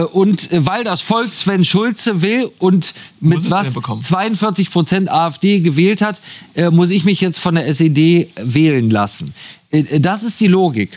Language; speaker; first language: German; native; German